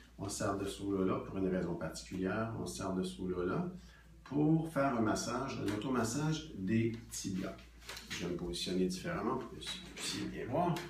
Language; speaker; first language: French; native; French